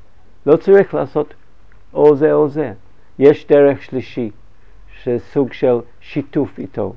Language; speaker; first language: Hebrew; non-native, fluent; English